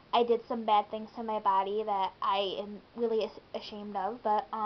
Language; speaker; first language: English; native; English